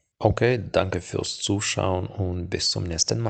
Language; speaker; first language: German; non-native, fluent; Ukrainian